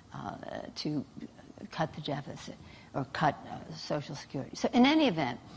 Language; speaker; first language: English; native; English